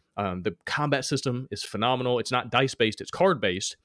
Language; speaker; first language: English; native; English